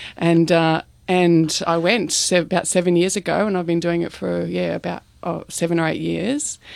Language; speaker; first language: English; native; English